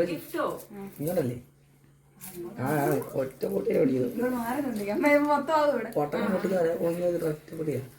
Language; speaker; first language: Malayalam; native; Malayalam